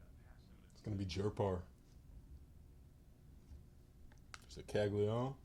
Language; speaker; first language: English; native; English